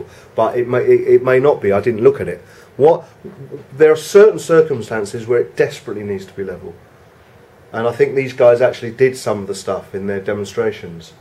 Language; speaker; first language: English; native; English